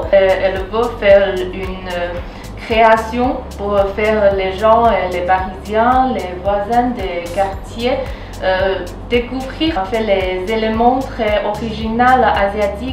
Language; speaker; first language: French; non-native, fluent; Chinese